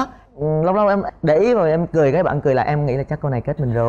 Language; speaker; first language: Vietnamese; native; Vietnamese